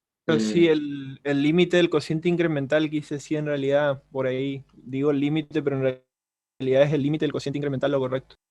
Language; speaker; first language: Spanish; native; Spanish